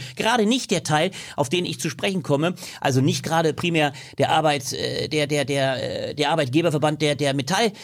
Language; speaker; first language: German; native; German